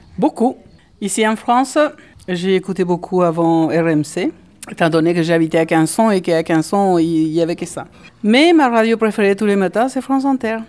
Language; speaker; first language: French; non-native, fluent; Guarani